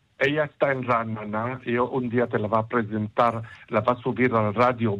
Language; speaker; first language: Spanish; non-native, fluent; Hebrew